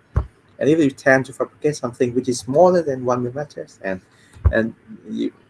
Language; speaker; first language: English; non-native, fluent; Vietnamese